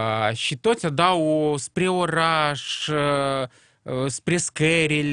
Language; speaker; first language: Romanian; non-native, local second language; Russian